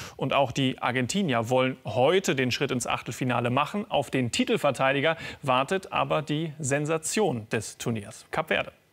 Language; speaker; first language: German; native; German